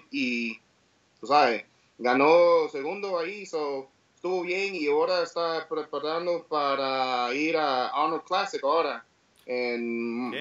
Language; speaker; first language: Spanish; early bilingual, heritage; English